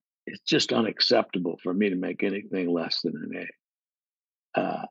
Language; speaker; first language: English; native; English